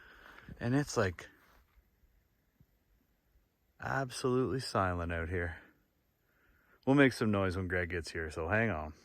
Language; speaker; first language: English; native; English